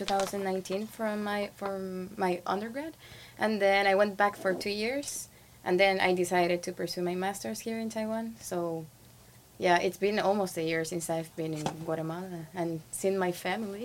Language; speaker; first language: English; non-native, fluent; Spanish